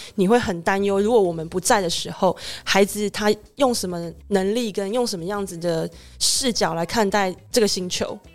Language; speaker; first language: Chinese; native; Chinese